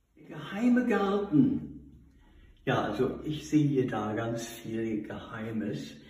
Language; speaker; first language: German; native; German